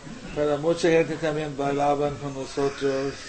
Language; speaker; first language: Spanish; non-native, learner; English